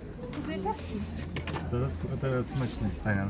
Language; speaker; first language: Polish; non-native, learner; Ukrainian